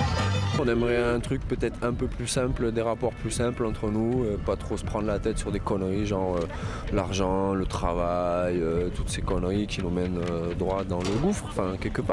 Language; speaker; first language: French; native; French